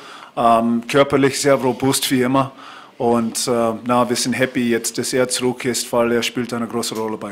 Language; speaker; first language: German; non-native, fluent; English